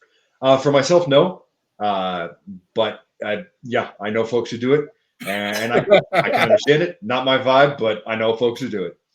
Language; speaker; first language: English; native; English